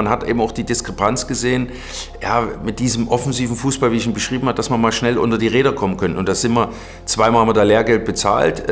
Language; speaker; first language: German; native; German